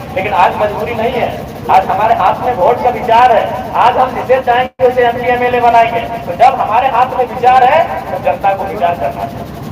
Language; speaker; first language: Hindi; non-native, local second language; Bangla